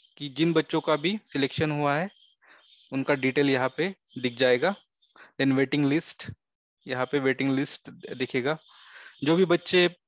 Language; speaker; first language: Hindi; non-native, local second language; Marathi